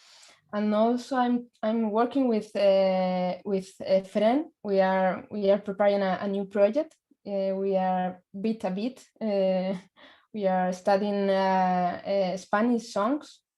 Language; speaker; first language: English; non-native, learner; Spanish